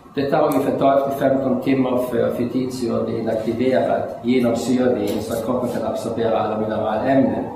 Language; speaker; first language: Swedish; non-native, fluent; German